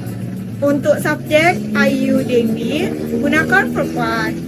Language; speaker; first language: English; non-native, learner; Indonesian